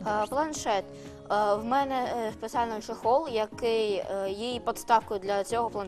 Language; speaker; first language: Ukrainian; non-native, local second language; Russian